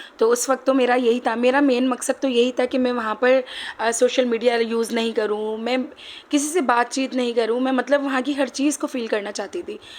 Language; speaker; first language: Hindi; native; Hindi